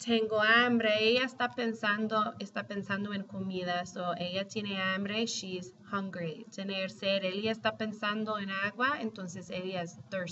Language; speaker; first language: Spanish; non-native, fluent; English